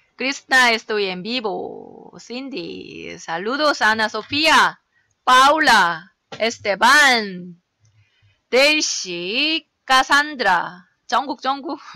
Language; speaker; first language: Spanish; non-native, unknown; Korean